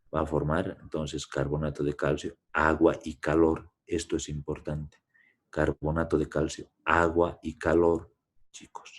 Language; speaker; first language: Spanish; native; Spanish